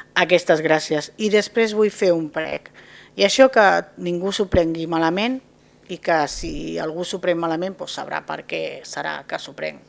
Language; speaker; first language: Catalan; non-native, local second language; Spanish